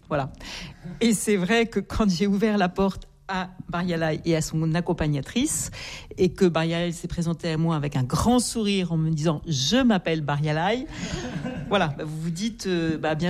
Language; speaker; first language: French; native; French